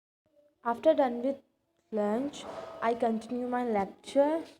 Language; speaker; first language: English; non-native, local second language; Urdu